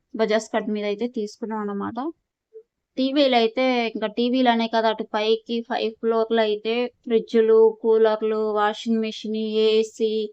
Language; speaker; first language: Telugu; native; Telugu